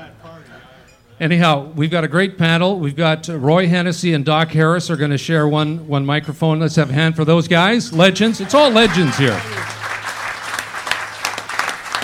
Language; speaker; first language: English; native; English